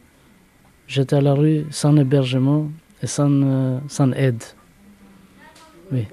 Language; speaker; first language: French; non-native, learner; Albanian